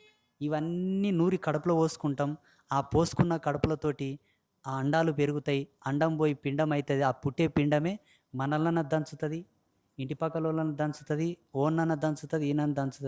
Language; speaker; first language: Telugu; native; Telugu